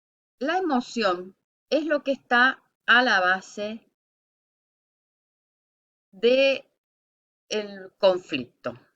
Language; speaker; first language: Spanish; native; Spanish